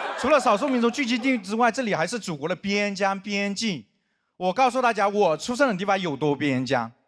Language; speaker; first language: Chinese; non-native, local second language; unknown